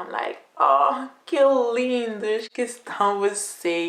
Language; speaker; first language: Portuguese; non-native, learner; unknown